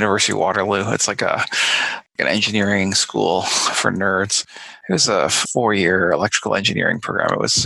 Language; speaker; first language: English; native; English